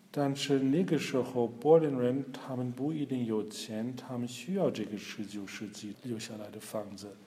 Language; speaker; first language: Chinese; non-native, fluent; German